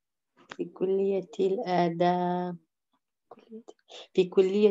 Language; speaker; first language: Arabic; non-native, learner; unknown